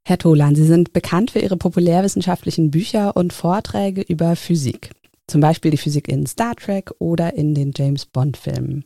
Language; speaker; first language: German; native; German